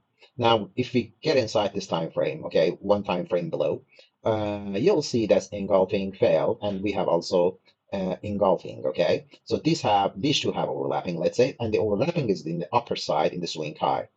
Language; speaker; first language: English; non-native, fluent; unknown